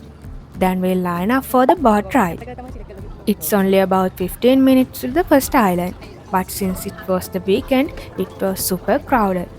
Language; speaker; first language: English; non-native, fluent; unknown